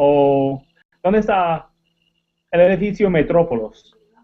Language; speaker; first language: Spanish; non-native, learner; English